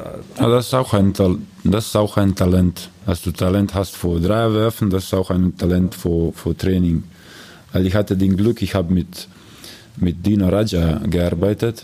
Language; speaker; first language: German; non-native, learner; Croatian